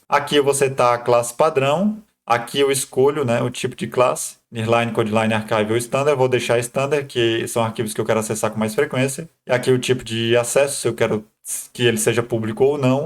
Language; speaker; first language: Portuguese; native; Portuguese